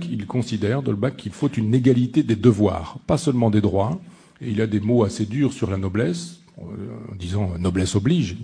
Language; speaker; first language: French; native; French